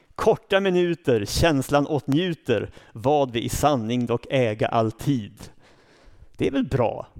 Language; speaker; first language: Swedish; native; Swedish